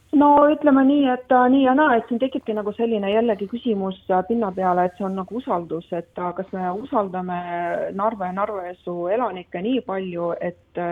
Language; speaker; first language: Estonian; non-native, local second language; Russian